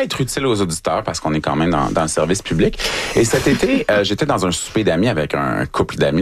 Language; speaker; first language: French; native; French